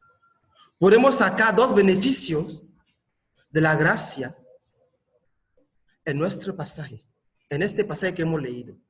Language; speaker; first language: Spanish; non-native, fluent; French